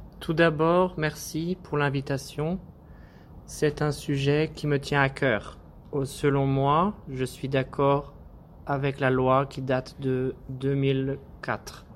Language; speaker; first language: French; non-native, learner; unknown